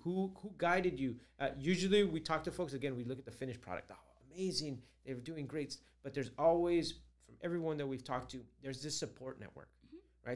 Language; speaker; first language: English; early bilingual, other home language; Spanish